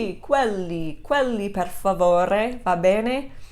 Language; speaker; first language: Italian; non-native, fluent; English